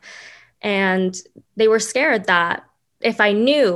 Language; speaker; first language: English; native; English